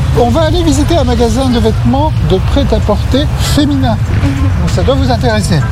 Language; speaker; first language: French; native; French